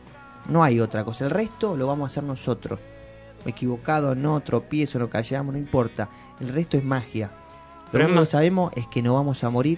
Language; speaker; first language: Spanish; native; Spanish